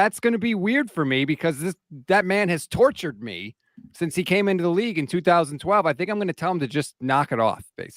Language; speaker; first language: English; native; English